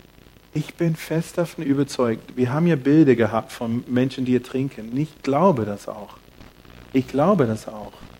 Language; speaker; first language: German; non-native, fluent; English